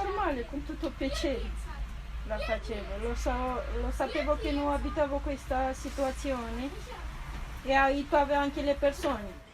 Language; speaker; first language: Italian; non-native, learner; Romanian